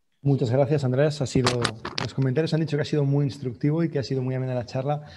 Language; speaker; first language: Spanish; native; Spanish